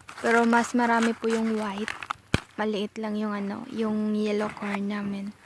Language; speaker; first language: Filipino; non-native, local second language; Cebuano